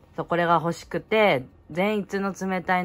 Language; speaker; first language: Japanese; native; Japanese